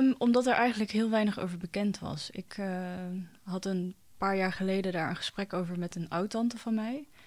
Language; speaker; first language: Dutch; early bilingual, other home language; Chinese